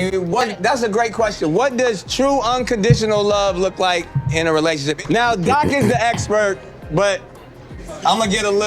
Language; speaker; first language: English; native; English